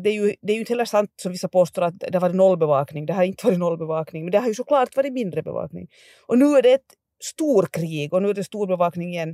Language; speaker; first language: Swedish; native; Swedish